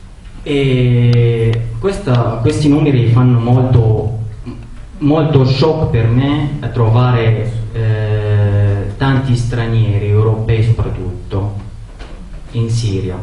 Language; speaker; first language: Italian; non-native, learner; Arabic